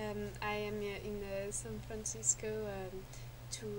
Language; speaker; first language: English; non-native, learner; French